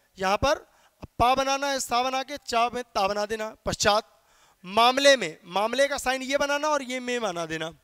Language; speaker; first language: Hindi; native; Hindi